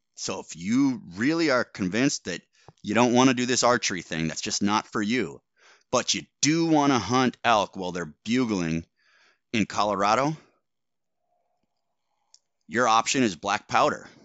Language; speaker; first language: English; native; English